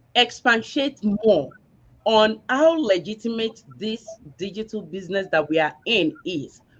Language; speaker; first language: English; non-native, local second language; Yoruba